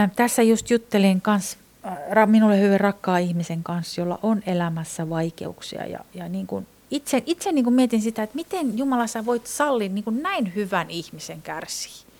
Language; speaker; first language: Finnish; non-native, fluent; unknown